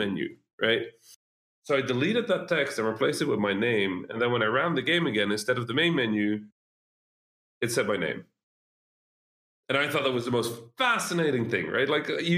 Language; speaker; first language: English; non-native, fluent; Dutch